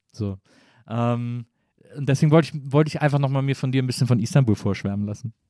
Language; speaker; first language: German; native; German